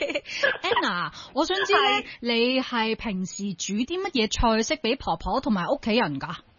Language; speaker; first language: Cantonese; native; Cantonese